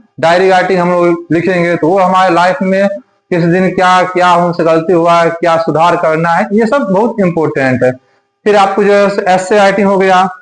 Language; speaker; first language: Hindi; native; Hindi